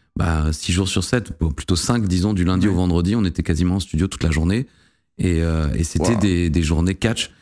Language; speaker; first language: French; native; French